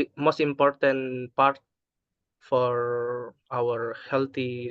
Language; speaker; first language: English; non-native, learner; Indonesian